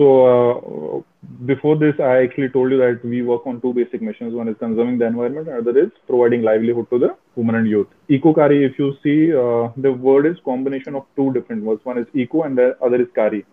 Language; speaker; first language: English; non-native, local second language; Kashmiri